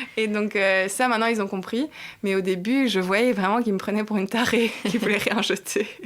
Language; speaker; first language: French; native; French